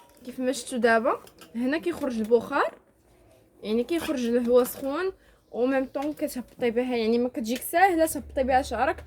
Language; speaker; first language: Arabic; native; Arabic